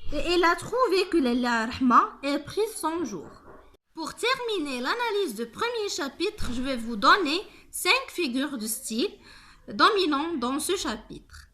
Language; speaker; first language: French; non-native, local second language; Arabic